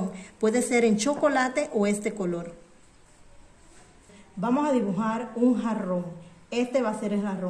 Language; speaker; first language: Spanish; native; Spanish